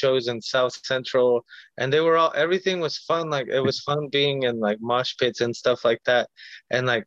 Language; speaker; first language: English; early bilingual, other home language; Spanish